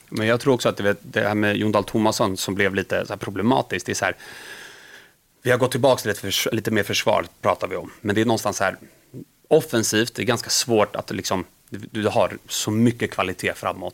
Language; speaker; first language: Swedish; native; Swedish